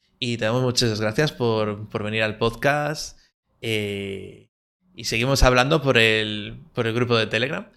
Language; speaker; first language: Spanish; native; Spanish